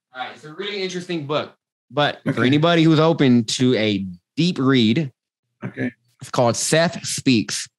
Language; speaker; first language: English; native; English